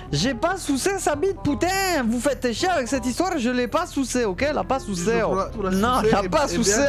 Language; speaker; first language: French; native; French